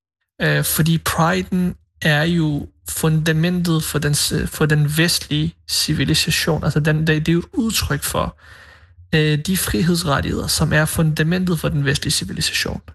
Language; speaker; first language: Danish; early bilingual, other home language; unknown